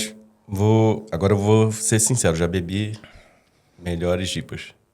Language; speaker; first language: Portuguese; native; Portuguese